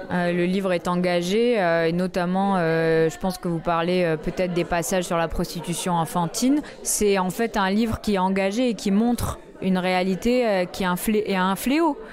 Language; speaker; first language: French; native; French